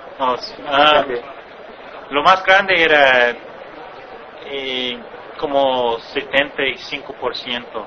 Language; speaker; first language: Spanish; non-native, fluent; English